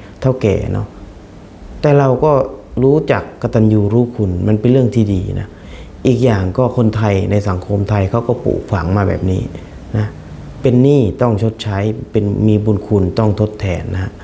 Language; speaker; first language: Thai; non-native, fluent; Khmer